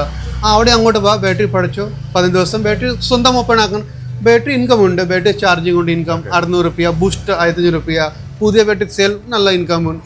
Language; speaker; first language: Malayalam; non-native, learner; Hindi